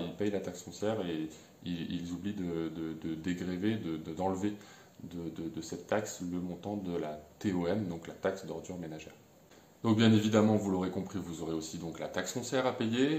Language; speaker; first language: French; native; French